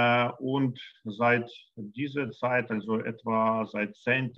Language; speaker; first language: German; non-native, learner; Russian